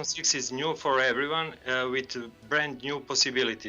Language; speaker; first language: English; non-native, learner; Serbian